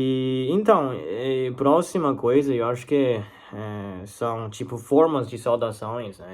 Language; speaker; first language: Portuguese; non-native, learner; Chinese